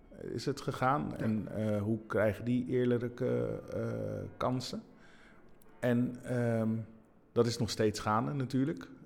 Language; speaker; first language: Dutch; early bilingual, other home language; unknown